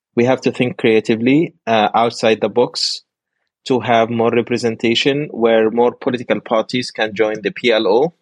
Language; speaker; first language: English; non-native, fluent; Arabic